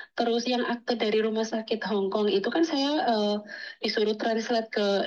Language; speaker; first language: Indonesian; native; Indonesian